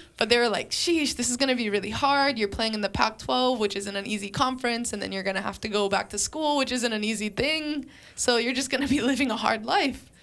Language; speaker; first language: English; native; English